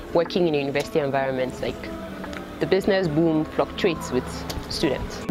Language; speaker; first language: English; non-native, local second language; Hausa